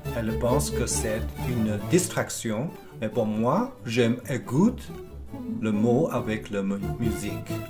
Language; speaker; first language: French; non-native, learner; Chinese